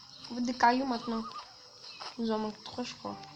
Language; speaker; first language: French; native; French